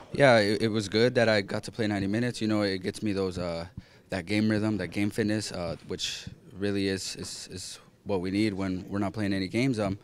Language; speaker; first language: English; early bilingual, other home language; Spanish